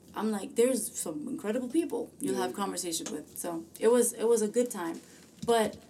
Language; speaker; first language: English; early bilingual, other home language; Amharic